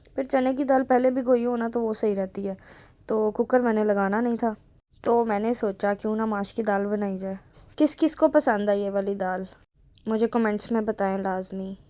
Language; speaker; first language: Urdu; non-native, local second language; Punjabi